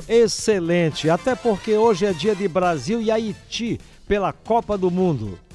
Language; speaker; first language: Portuguese; native; Portuguese